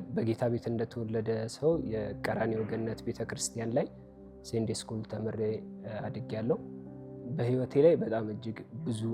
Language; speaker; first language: Amharic; native; Amharic